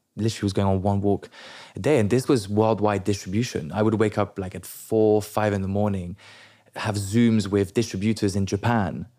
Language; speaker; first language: English; non-native, local second language; French